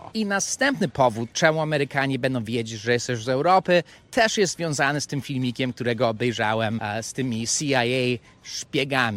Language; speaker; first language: Polish; non-native, fluent; English